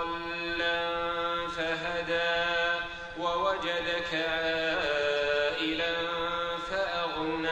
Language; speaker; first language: Arabic; native; Arabic